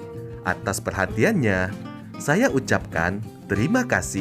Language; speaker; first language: Indonesian; native; Indonesian